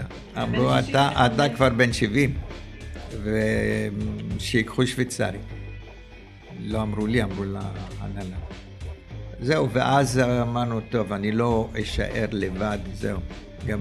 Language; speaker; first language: Hebrew; early bilingual, other home language; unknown